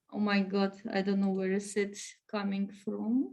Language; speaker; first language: English; non-native, learner; Russian